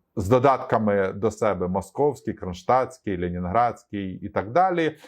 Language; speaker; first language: Ukrainian; native; Ukrainian